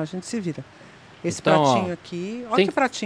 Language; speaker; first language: Portuguese; native; Portuguese